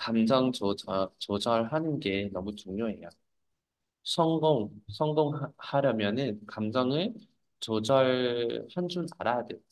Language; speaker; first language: Korean; non-native, fluent; Vietnamese